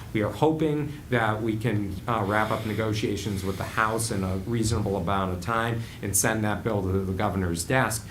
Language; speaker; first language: English; native; English